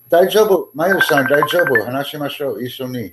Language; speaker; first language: Japanese; non-native, learner; English